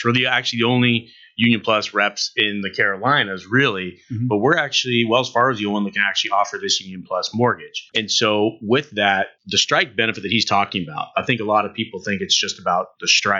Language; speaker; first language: English; native; English